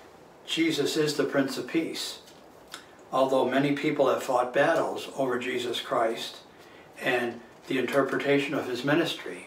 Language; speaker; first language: English; native; English